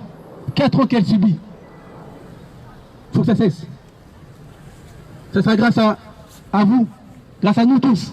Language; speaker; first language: French; native; French